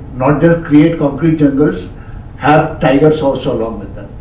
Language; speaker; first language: English; non-native, local second language; Hindi